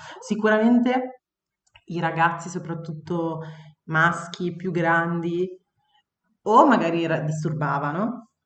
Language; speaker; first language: Italian; native; Italian